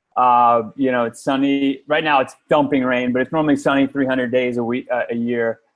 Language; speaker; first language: English; native; English